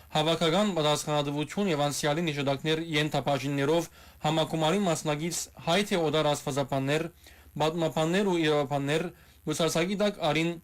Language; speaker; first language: Armenian; early bilingual, heritage; Armenian